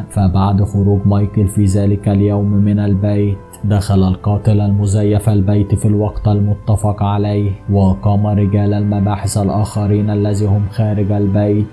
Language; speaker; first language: Arabic; native; Arabic